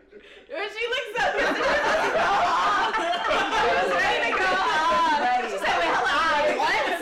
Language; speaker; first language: English; native; English